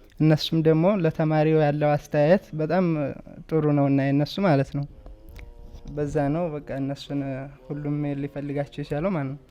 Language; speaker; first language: Amharic; native; Amharic